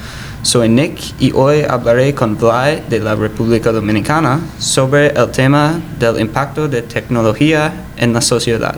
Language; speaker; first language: Spanish; non-native, fluent; English